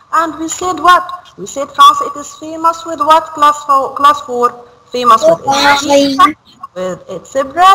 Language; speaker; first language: English; non-native, learner; Arabic